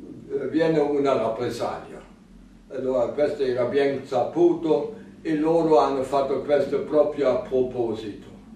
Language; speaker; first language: Italian; non-native, fluent; German